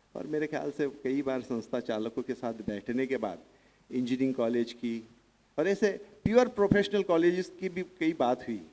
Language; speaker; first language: Hindi; non-native, local second language; Marathi